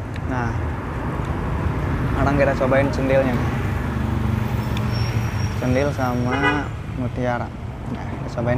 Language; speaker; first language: Indonesian; native; Indonesian